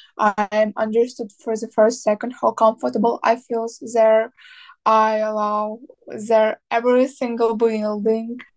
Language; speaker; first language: English; non-native, learner; Ukrainian